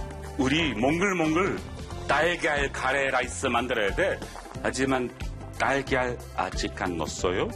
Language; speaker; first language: Korean; non-native, learner; English